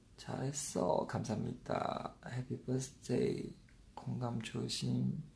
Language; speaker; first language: Korean; non-native, fluent; Chinese